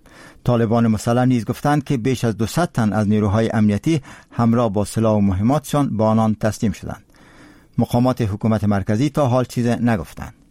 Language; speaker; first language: Persian; native; Persian